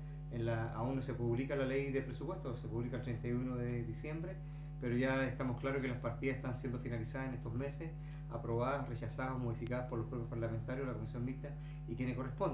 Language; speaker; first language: Spanish; native; Spanish